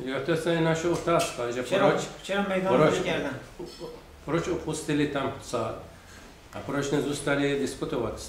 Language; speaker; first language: Czech; non-native, fluent; Persian